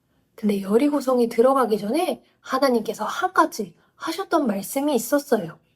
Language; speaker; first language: Korean; native; Korean